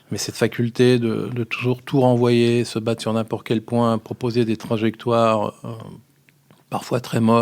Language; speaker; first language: French; native; French